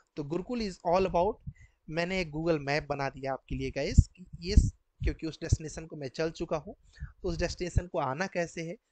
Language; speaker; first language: Hindi; native; Hindi